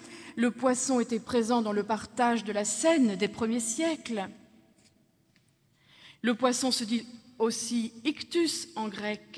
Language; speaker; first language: French; native; French